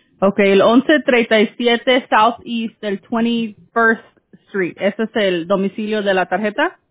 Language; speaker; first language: Spanish; early bilingual, heritage; Spanish